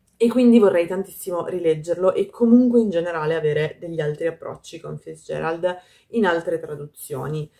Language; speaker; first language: Italian; native; Italian